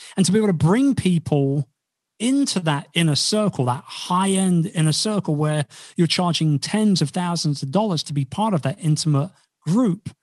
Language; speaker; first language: English; native; English